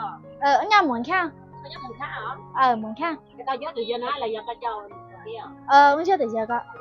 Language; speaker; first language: Chinese; non-native, fluent; Vietnamese